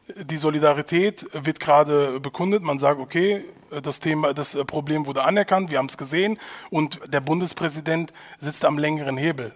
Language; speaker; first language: German; native; German